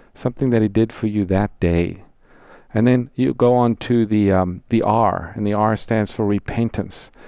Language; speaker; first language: English; native; English